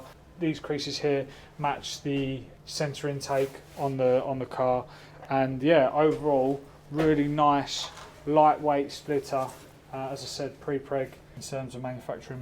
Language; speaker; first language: English; native; English